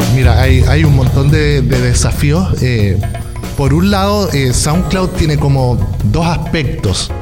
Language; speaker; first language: Spanish; native; Spanish